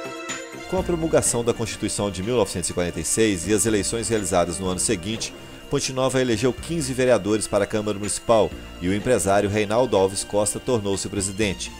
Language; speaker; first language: Portuguese; native; Portuguese